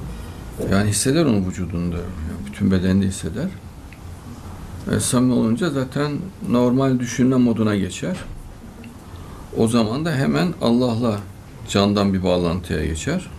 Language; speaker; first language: Turkish; native; Turkish